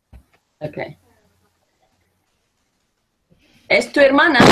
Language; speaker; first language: Spanish; non-native, fluent; English